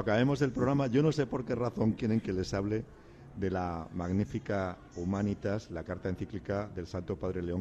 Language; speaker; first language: Spanish; native; Spanish